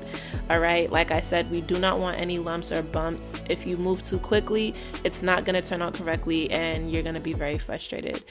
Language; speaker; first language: English; native; English